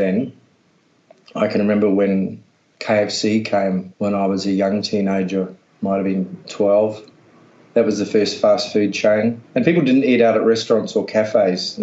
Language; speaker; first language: English; native; English